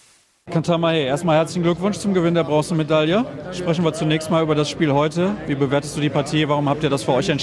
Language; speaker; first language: German; native; German